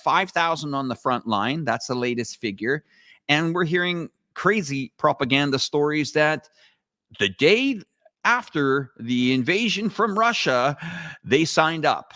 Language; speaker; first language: English; native; English